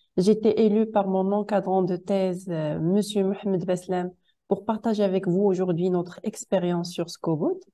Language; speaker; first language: French; non-native, local second language; Arabic